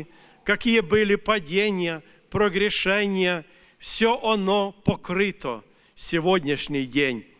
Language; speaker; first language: Russian; native; Russian